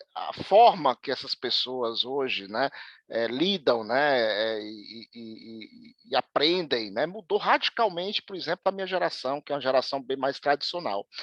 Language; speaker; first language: Portuguese; native; Portuguese